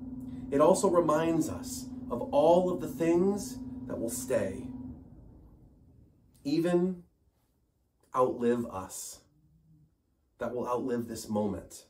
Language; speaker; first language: English; native; English